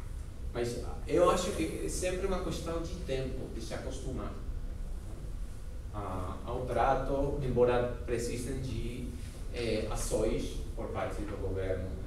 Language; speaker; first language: Portuguese; non-native, fluent; Spanish